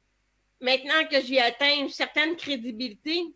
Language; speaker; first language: French; native; French